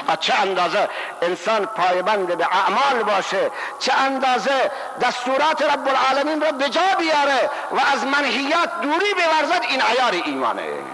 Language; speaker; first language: Persian; non-native, local second language; Baluchi